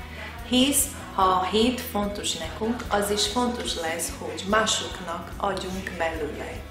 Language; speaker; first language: Hungarian; non-native, local second language; Portuguese